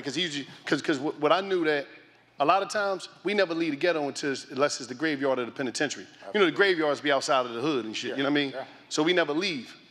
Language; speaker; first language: English; native; English